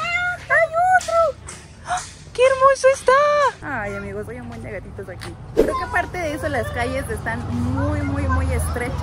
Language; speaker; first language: Spanish; native; Spanish